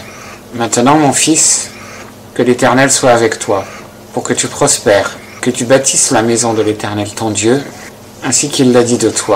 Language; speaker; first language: French; native; French